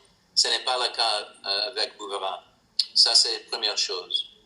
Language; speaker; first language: French; non-native, learner; English